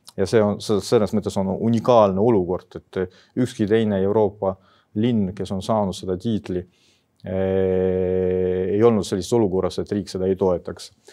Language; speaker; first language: Estonian; non-native, local second language; Russian